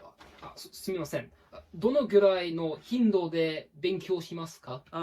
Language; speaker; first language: Japanese; non-native, fluent; English